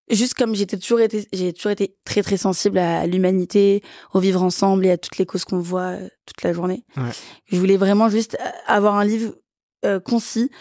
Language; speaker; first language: French; early bilingual, other home language; Kabuverdianu